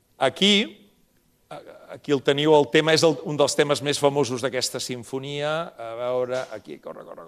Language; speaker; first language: Catalan; native; Catalan